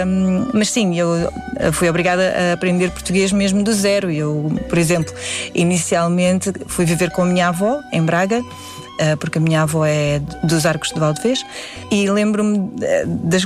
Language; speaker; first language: Portuguese; early bilingual, other home language; Indonesian